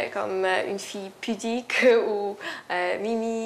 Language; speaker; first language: French; non-native, fluent; Polish